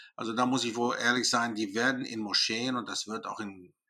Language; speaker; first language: German; early bilingual, other home language; Greek